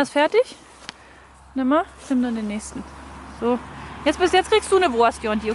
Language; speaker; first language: German; native; German